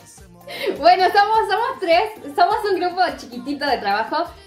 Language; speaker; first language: Spanish; native; Spanish